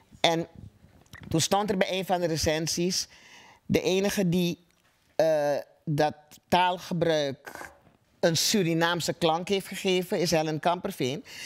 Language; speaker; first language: Dutch; native; Dutch